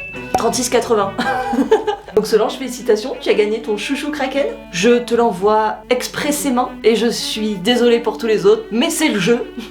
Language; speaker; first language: French; native; French